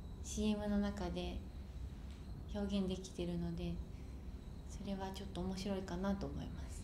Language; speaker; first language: Japanese; native; Japanese